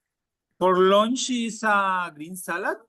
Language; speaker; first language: English; non-native, learner; Spanish